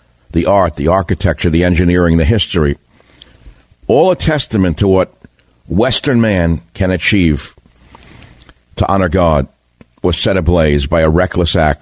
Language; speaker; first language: English; native; English